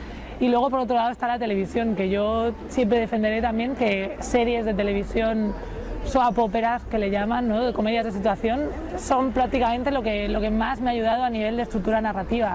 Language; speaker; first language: Spanish; native; Spanish